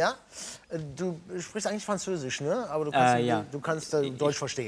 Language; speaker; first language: German; native; German